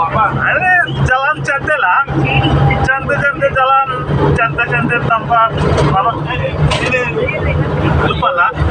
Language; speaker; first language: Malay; non-native, learner; Bangla